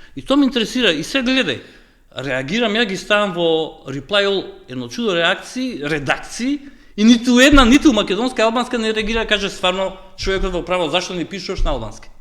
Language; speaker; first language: Macedonian; native; Macedonian